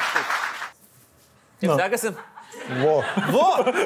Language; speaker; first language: Lithuanian; native; Lithuanian